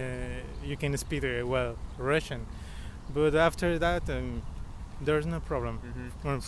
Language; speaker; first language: English; non-native, learner; Spanish